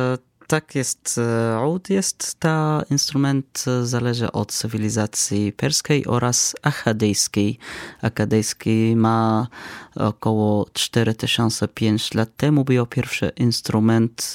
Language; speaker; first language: Polish; non-native, fluent; Arabic